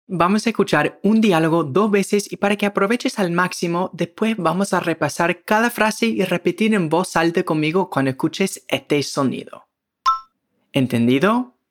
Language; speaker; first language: Spanish; native; Spanish